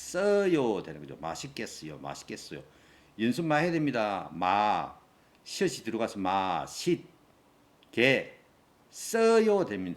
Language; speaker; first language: Korean; native; Korean